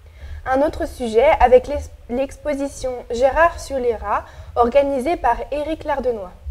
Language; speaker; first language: French; native; French